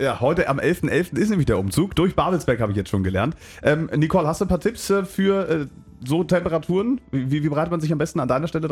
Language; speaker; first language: German; native; German